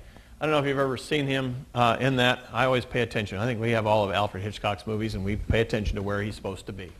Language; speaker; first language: English; native; English